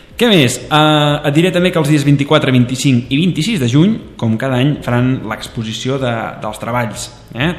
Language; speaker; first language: Catalan; native; Catalan